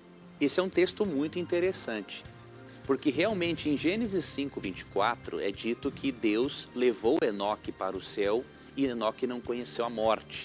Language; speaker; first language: Portuguese; native; Portuguese